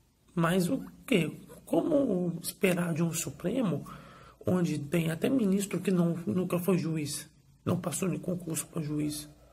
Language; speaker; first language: Portuguese; native; Portuguese